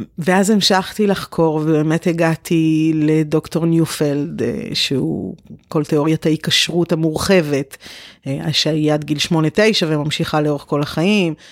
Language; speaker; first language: Hebrew; early bilingual, other home language; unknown